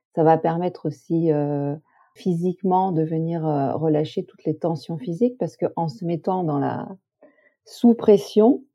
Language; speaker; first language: French; native; French